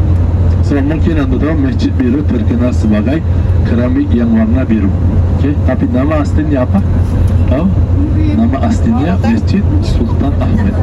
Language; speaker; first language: Indonesian; non-native, learner; Turkish